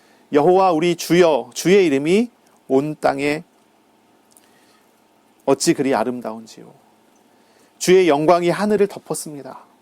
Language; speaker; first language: Korean; native; Korean